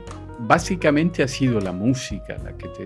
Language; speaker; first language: Spanish; native; Spanish